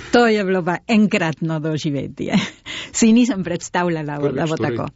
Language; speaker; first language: Slovenian; early bilingual, heritage; Slovenian